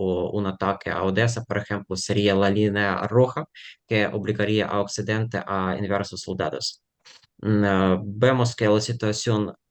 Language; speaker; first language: Spanish; non-native, fluent; Ukrainian